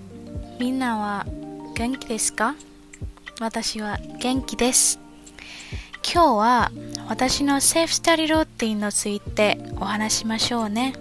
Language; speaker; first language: Japanese; non-native, learner; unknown